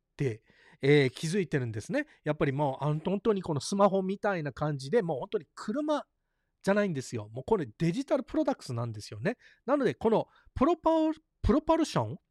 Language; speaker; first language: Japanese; early bilingual, heritage; Japanese